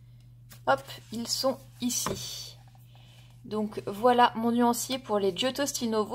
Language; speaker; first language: French; native; French